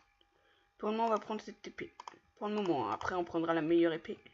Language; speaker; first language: French; native; French